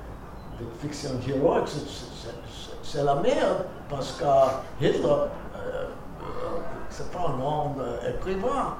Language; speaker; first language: French; non-native, fluent; English